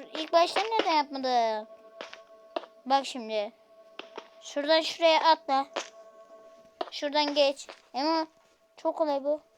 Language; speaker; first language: Turkish; native; Turkish